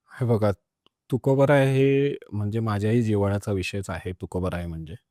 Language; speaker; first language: Marathi; non-native, local second language; Punjabi